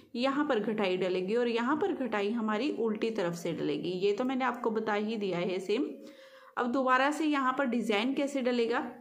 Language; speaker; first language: Hindi; native; Hindi